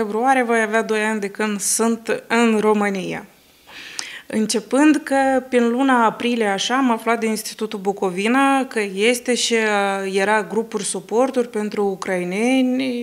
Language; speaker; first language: Romanian; early bilingual, heritage; Romanian